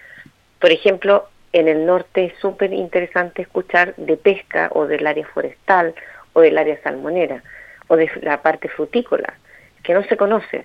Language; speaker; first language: Spanish; native; Spanish